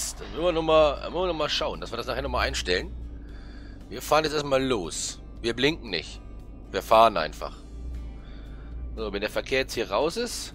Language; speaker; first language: German; native; German